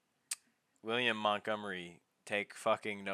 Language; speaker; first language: English; native; English